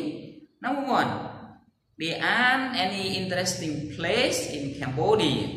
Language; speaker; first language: English; non-native, learner; Khmer